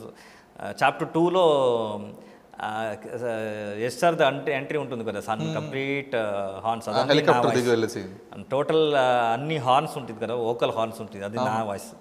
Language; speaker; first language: Telugu; non-native, learner; Kannada